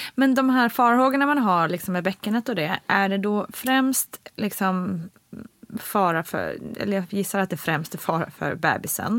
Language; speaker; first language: Swedish; native; Swedish